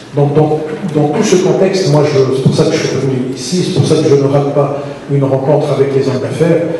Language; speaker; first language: French; non-native, local second language; Arabic